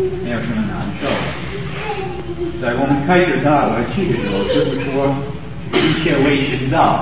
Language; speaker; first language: Chinese; non-native, fluent; English